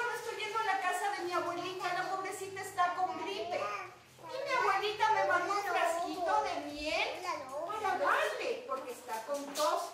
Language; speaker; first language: Spanish; native; Spanish